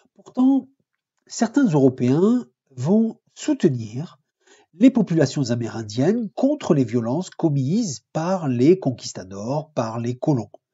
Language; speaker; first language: French; native; French